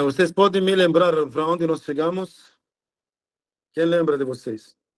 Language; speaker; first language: Portuguese; non-native, learner; Arabic